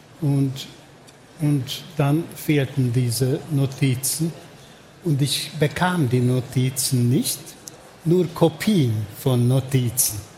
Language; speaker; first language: German; non-native, fluent; Hungarian